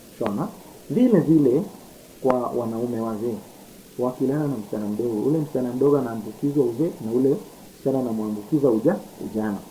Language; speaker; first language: Swahili; non-native, local second language; Luo (Kenya and Tanzania)